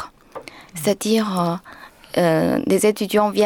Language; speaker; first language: French; non-native, learner; Chinese